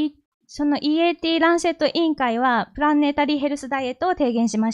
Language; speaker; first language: Japanese; non-native, fluent; Korean